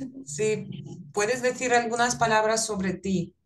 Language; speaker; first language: Spanish; non-native, fluent; Russian